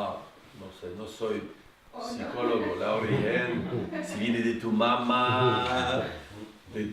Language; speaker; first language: Spanish; non-native, fluent; French